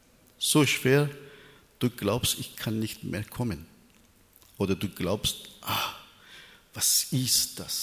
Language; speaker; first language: German; non-native, learner; Persian